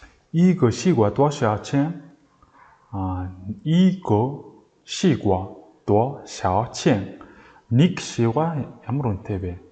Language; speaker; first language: Chinese; non-native, learner; Mongolian